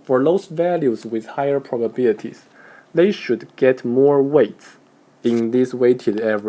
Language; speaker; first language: English; non-native, fluent; Chinese